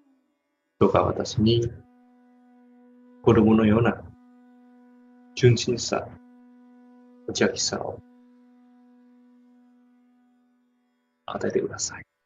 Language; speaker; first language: Japanese; non-native, fluent; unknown